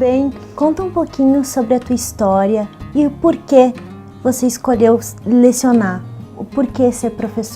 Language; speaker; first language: Portuguese; native; Portuguese